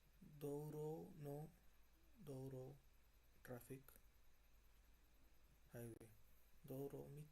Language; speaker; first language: Japanese; non-native, learner; Marathi